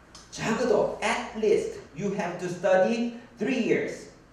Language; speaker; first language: English; non-native, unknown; Korean